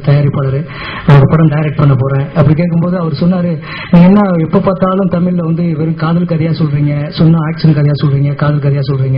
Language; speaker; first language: Tamil; native; Tamil